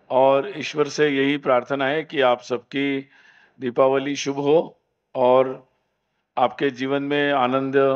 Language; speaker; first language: Hindi; non-native, local second language; Marathi